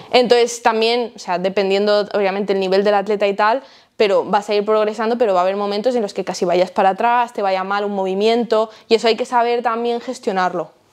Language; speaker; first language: Spanish; early bilingual, heritage; Spanish